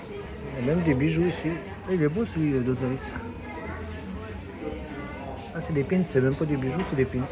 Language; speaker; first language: French; native; French